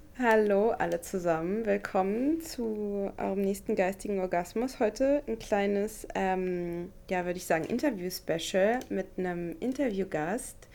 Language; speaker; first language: German; native; German